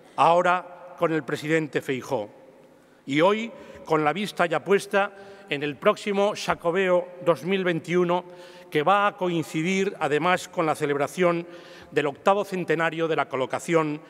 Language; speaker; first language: Spanish; native; Spanish